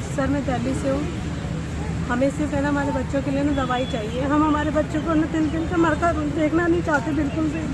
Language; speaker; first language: Hindi; native; Hindi